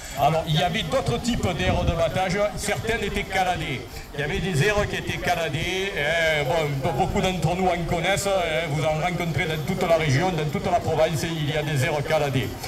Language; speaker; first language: French; native; French